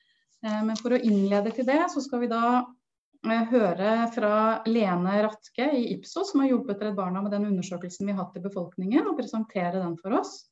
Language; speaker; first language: Norwegian; native; Norwegian